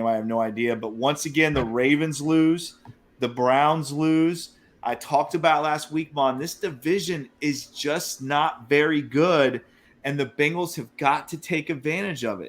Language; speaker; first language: English; native; English